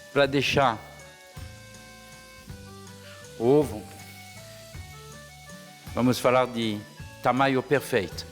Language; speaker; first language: Portuguese; non-native, fluent; French